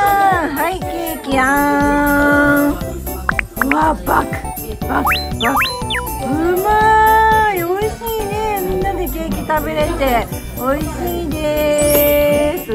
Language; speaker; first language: Japanese; native; Japanese